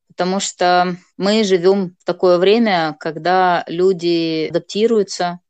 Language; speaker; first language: Russian; non-native, local second language; Gagauz